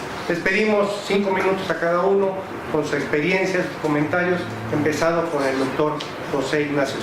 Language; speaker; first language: Spanish; native; Spanish